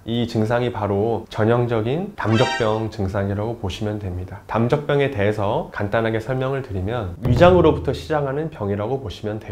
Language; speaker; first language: Korean; native; Korean